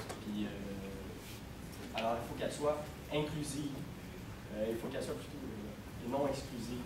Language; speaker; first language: French; native; French